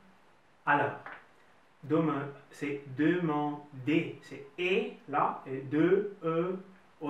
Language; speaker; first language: French; non-native, fluent; Russian